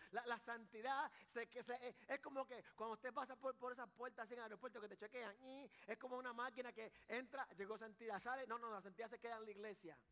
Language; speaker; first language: Spanish; native; Spanish